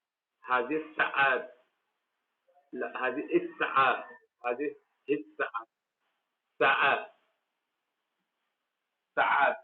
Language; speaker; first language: Arabic; non-native, fluent; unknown